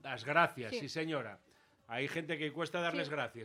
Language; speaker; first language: Spanish; native; Spanish